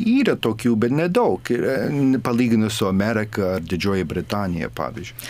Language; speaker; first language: Lithuanian; early bilingual, heritage; English